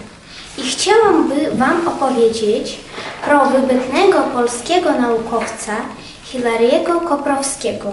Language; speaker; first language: Polish; non-native, learner; Ukrainian